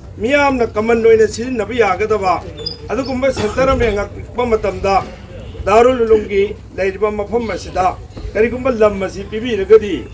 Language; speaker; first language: Manipuri; native; Manipuri